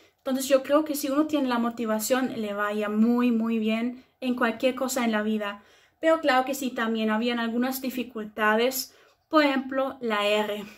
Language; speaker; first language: Spanish; non-native, fluent; German